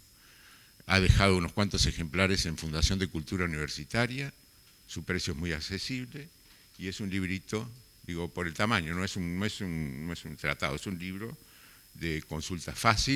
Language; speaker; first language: Spanish; native; Spanish